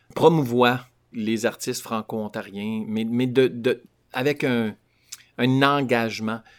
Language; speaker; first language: French; native; French